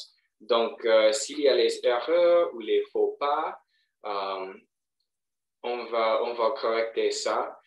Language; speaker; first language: French; non-native, fluent; English